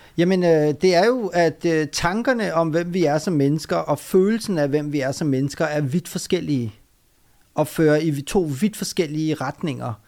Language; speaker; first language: Danish; early bilingual, other home language; Urdu